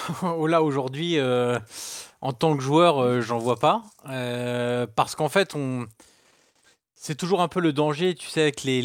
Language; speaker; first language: French; native; French